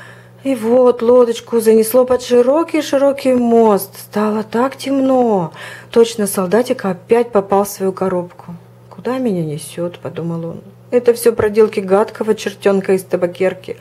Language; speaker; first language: Russian; native; Russian